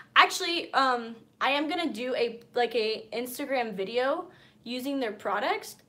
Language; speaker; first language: English; early bilingual, other home language; Spanish